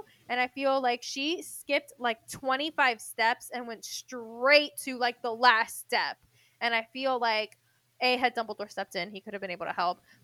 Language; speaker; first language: English; non-native, fluent; Spanish